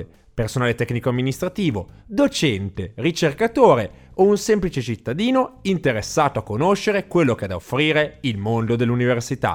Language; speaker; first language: Italian; native; Italian